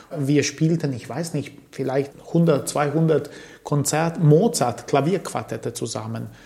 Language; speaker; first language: German; early bilingual, other home language; Croatian